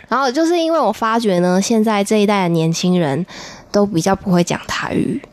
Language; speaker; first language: Chinese; native; Chinese